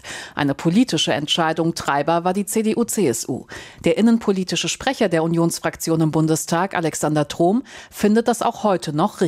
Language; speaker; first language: German; native; German